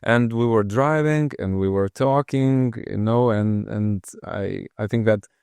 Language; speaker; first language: English; non-native, fluent; Lithuanian